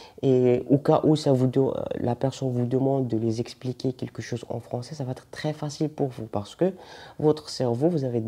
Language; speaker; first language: French; non-native, local second language; Arabic